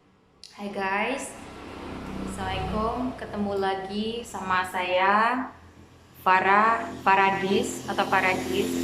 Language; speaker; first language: Indonesian; non-native, fluent; Khmer